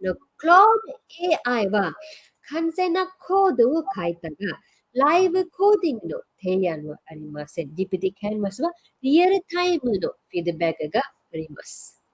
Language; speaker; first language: Japanese; non-native, fluent; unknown